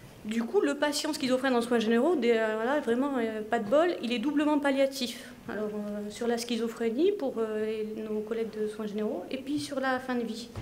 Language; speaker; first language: French; native; French